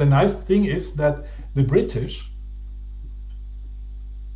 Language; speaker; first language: English; non-native, fluent; German